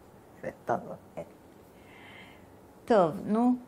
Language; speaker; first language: Hebrew; non-native, fluent; Bulgarian